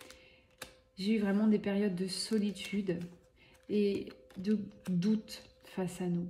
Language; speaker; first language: French; native; French